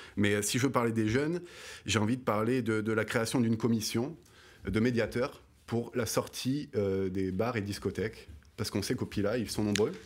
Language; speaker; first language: French; native; French